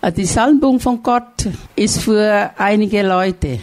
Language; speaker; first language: German; non-native, learner; Thai